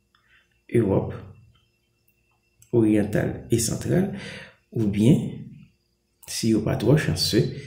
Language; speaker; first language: French; non-native, local second language; Haitian Creole